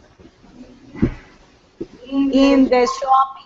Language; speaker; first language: English; non-native, learner; Spanish